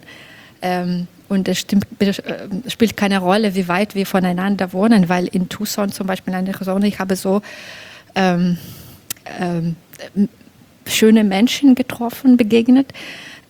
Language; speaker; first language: German; non-native, fluent; Belarusian